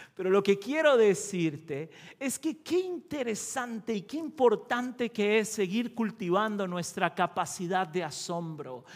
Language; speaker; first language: Spanish; native; Spanish